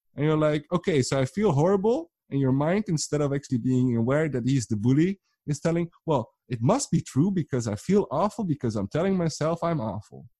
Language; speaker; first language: English; non-native, fluent; Dutch